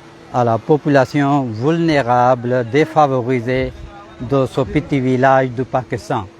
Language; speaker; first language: French; non-native, fluent; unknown